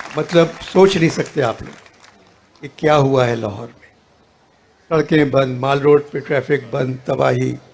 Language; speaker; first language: Urdu; native; Urdu